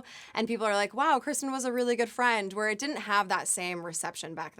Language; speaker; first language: English; native; English